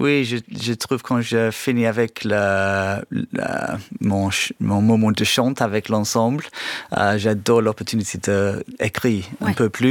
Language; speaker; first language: French; non-native, fluent; English